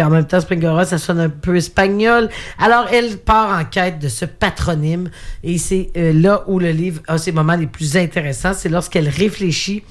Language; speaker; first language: French; native; French